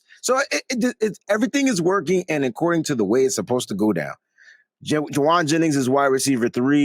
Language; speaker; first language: English; native; English